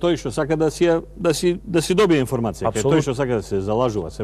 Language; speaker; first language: Macedonian; native; Macedonian